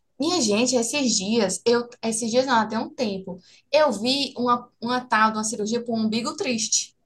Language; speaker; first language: Portuguese; native; Portuguese